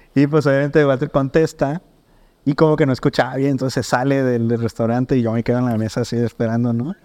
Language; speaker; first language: Spanish; native; Spanish